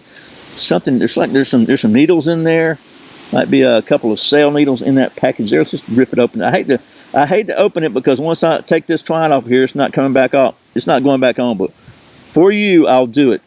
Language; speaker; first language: English; native; English